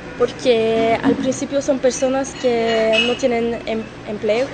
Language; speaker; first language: Spanish; non-native, fluent; French